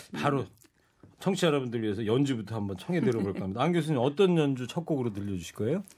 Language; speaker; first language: Korean; native; Korean